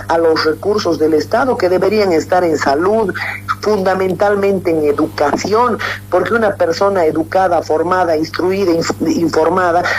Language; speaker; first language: Spanish; native; Spanish